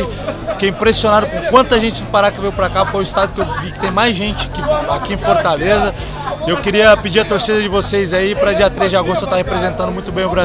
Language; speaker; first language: Portuguese; native; Portuguese